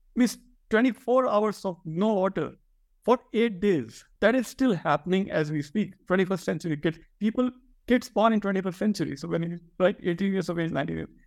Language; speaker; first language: English; non-native, local second language; Hindi